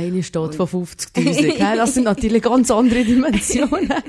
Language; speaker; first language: German; native; German